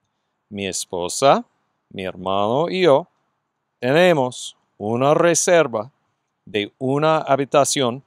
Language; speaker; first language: Spanish; non-native, fluent; English